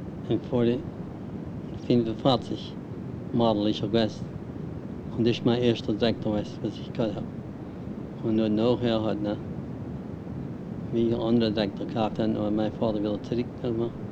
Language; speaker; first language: German; early bilingual, heritage; German